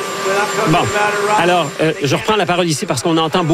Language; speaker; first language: French; native; French